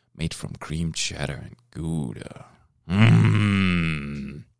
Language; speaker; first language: English; non-native, fluent; German